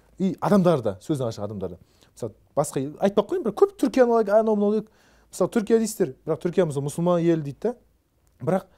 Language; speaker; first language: Kazakh; native; Kazakh